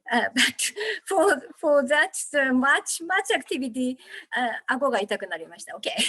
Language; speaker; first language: English; non-native, learner; Japanese